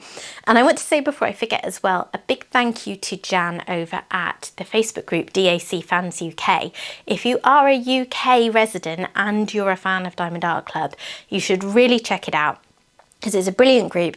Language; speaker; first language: English; native; English